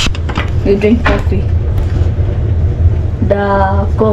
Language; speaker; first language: English; non-native, local second language; Cebuano